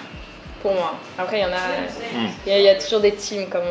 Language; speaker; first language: French; native; French